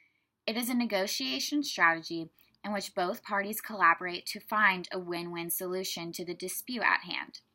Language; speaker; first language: English; native; English